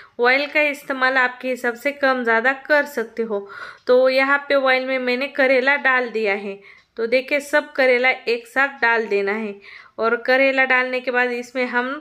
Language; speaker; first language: Hindi; non-native, local second language; Marathi